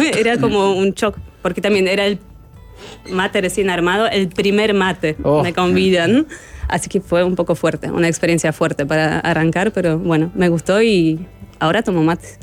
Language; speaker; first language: Spanish; non-native, fluent; Polish